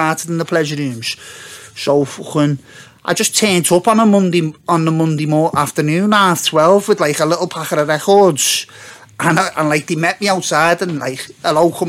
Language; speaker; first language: English; native; English